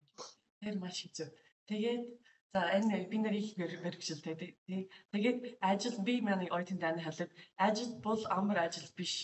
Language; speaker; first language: Mongolian; non-native, learner; English